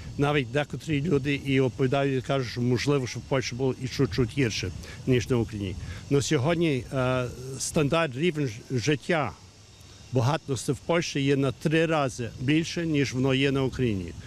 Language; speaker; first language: Ukrainian; non-native, fluent; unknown